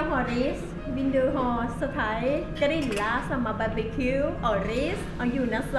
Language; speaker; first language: Swedish; non-native, learner; Thai